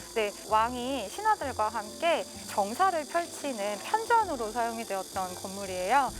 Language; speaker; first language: Korean; native; Korean